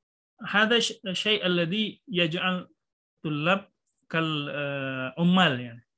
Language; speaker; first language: Arabic; non-native, fluent; Indonesian